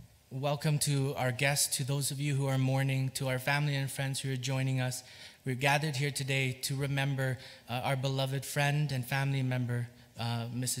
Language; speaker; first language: English; early bilingual, other home language; Vietnamese